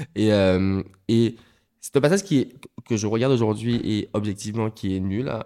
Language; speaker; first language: French; native; French